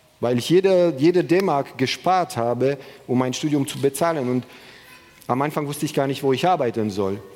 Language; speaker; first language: German; non-native, fluent; Romanian